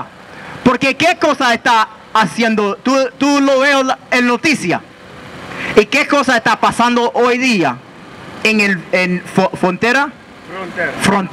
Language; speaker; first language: Spanish; non-native, learner; English